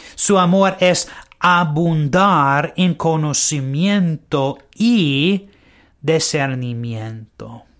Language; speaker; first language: Spanish; non-native, learner; English